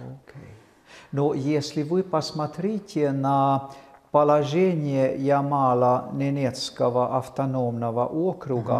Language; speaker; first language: Russian; non-native, fluent; Swedish